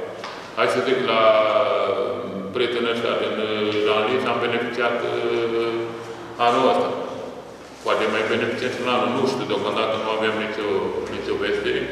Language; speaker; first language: Romanian; native; Romanian